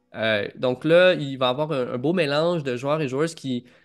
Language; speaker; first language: French; native; French